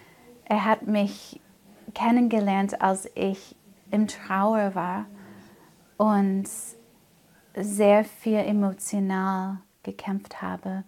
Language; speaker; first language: German; non-native, fluent; English